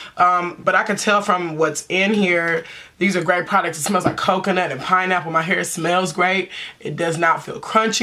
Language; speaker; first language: English; native; English